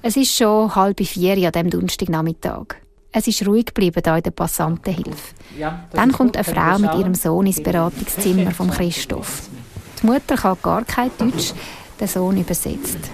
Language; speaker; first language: German; native; German